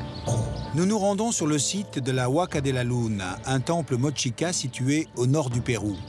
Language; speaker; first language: French; native; French